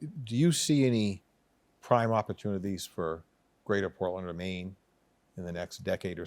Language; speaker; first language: English; native; English